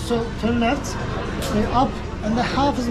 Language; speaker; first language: English; non-native, learner; Turkish